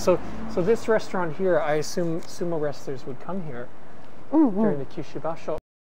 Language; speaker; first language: English; native; English